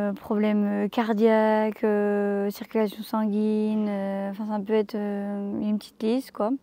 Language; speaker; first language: French; native; French